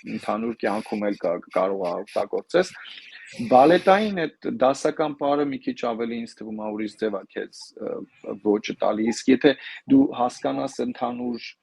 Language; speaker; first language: Armenian; native; Armenian